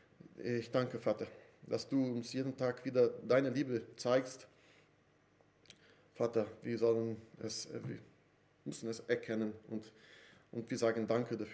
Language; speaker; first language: German; non-native, fluent; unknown